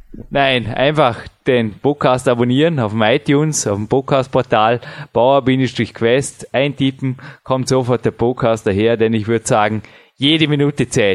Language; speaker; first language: German; native; German